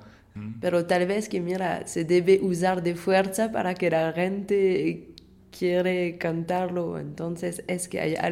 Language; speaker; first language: Spanish; non-native, fluent; French